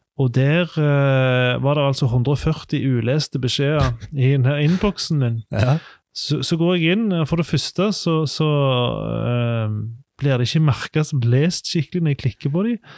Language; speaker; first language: Norwegian; native; Norwegian